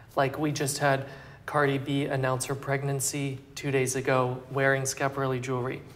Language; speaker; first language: English; native; English